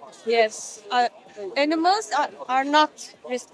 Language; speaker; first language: English; non-native, learner; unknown